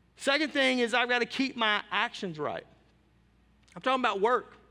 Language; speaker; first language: English; native; English